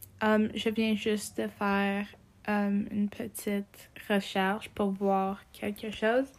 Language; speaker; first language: French; non-native, local second language; English